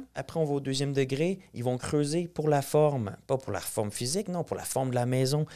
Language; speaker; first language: French; native; French